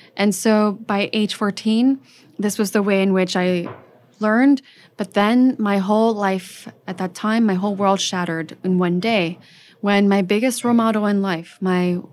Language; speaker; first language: English; early bilingual, other home language; French